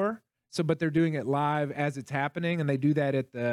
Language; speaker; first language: English; native; English